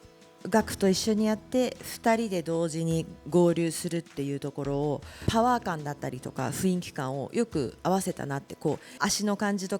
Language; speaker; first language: Japanese; native; Japanese